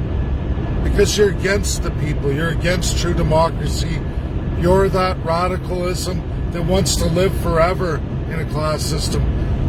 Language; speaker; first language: English; native; English